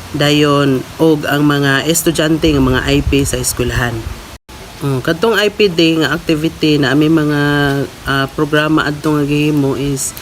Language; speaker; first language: Cebuano; non-native, local second language; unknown